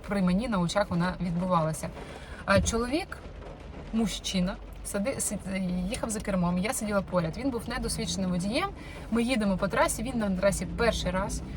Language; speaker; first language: Ukrainian; non-native, local second language; Russian